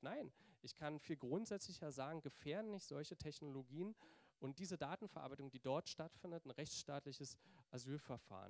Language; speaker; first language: German; native; German